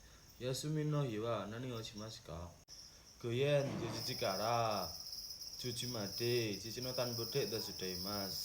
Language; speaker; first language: Japanese; non-native, learner; Indonesian